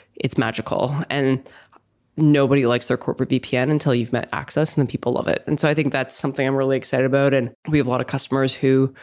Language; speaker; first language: English; native; English